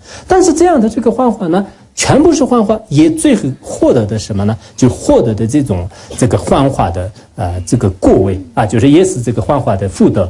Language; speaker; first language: Chinese; non-native, local second language; Tibetan